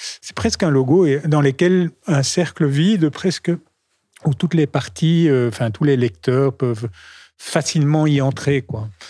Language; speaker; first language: French; native; French